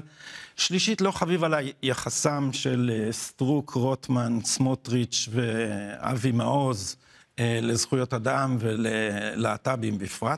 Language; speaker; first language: Hebrew; native; Hebrew